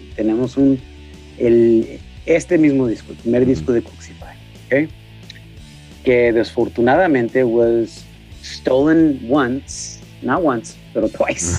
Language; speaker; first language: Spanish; early bilingual, heritage; Spanish